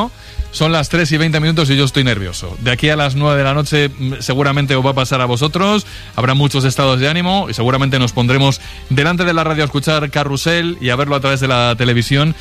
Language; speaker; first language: Spanish; native; Spanish